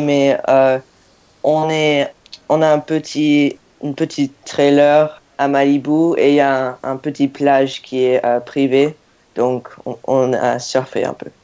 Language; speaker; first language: French; non-native, fluent; English